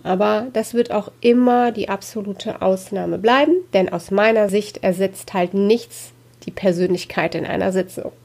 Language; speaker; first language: German; native; German